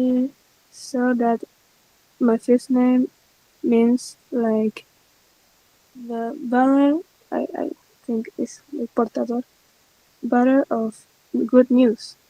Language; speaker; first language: English; non-native, learner; Spanish